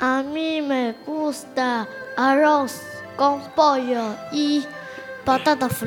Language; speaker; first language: Spanish; non-native, learner; Chinese